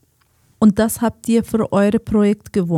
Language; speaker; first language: German; non-native, fluent; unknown